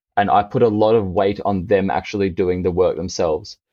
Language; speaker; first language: English; native; English